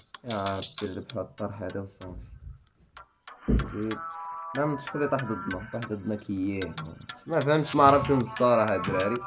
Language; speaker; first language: Arabic; native; Arabic